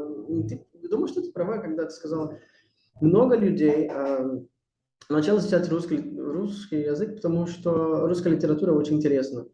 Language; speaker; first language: Russian; non-native, learner; Portuguese